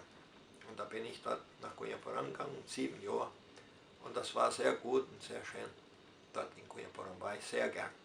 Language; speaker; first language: German; early bilingual, heritage; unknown